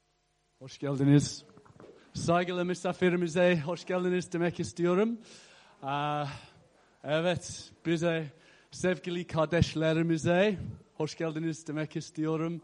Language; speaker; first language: Turkish; non-native, fluent; English